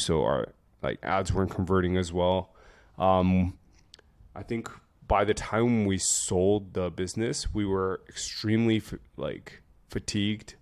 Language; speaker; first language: English; native; English